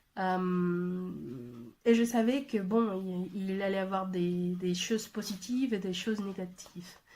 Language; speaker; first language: French; non-native, fluent; Spanish